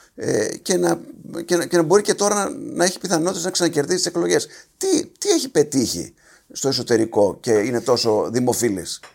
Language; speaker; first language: Greek; native; Greek